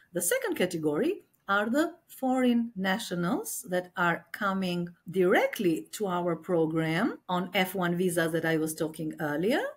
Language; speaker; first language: English; non-native, fluent; Albanian